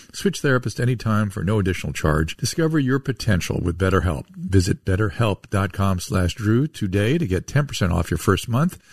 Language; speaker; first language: English; native; English